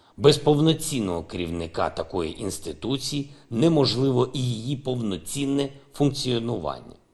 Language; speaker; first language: Ukrainian; non-native, local second language; Russian